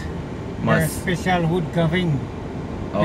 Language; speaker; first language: English; non-native, learner; Indonesian